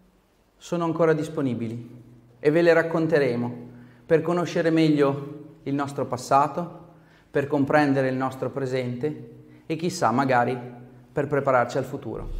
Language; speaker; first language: Italian; native; Italian